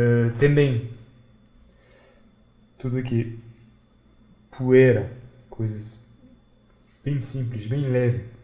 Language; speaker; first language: Portuguese; non-native, fluent; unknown